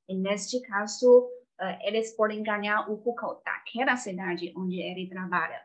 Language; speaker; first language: Portuguese; non-native, fluent; Chinese